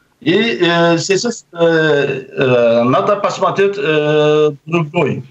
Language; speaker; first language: Russian; non-native, local second language; Azerbaijani